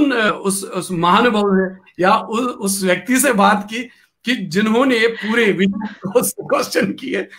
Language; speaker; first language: Hindi; non-native, local second language; Kashmiri